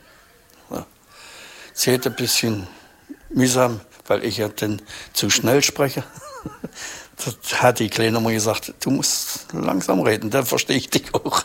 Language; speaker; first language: German; native; German